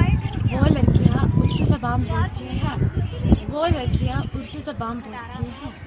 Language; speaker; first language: Hindi; non-native, learner; Arabic